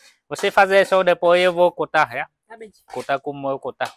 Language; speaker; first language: Portuguese; non-native, learner; Vietnamese